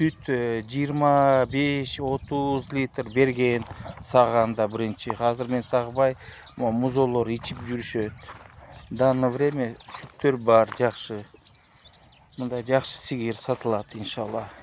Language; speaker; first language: Kyrgyz; non-native, local second language; Uzbek